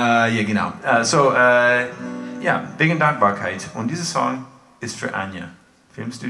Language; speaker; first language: German; non-native, fluent; English